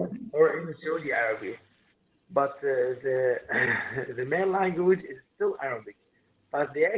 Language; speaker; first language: English; non-native, learner; Arabic